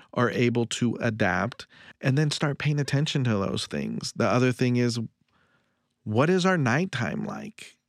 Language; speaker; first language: English; native; English